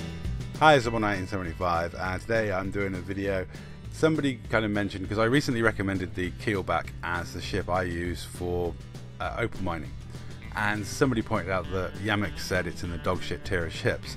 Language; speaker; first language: English; native; English